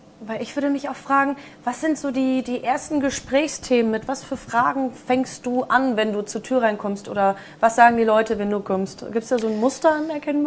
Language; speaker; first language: German; native; German